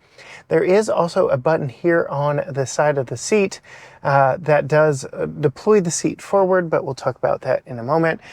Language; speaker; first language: English; native; English